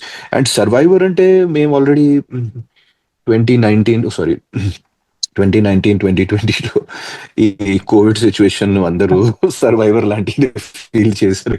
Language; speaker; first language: Telugu; non-native, fluent; Hindi